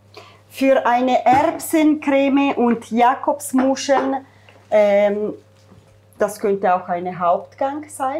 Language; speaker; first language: German; non-native, fluent; Italian